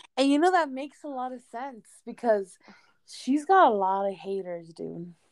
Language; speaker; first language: English; early bilingual, other home language; Spanish